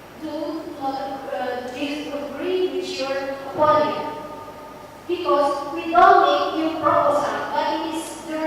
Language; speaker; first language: English; non-native, learner; Indonesian